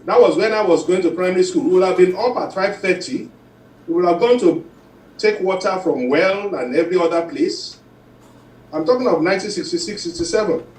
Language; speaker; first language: English; non-native, local second language; Yoruba